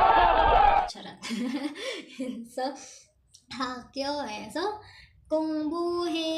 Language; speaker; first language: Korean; non-native, fluent; Filipino